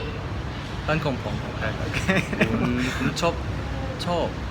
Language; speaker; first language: Thai; non-native, learner; Dutch